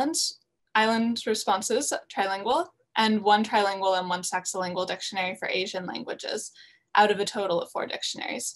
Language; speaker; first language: English; native; English